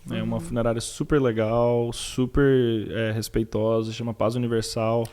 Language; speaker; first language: Portuguese; native; Portuguese